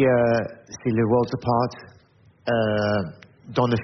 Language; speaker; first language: French; non-native, learner; English